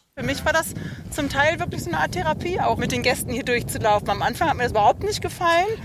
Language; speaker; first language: German; native; German